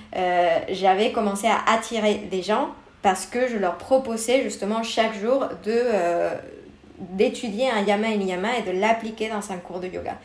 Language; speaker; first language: French; non-native, fluent; Spanish